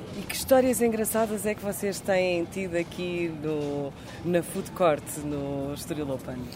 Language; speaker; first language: Portuguese; native; Portuguese